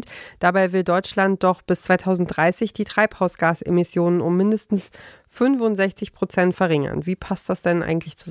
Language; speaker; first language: German; native; German